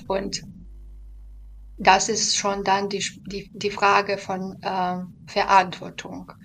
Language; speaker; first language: German; non-native, fluent; Belarusian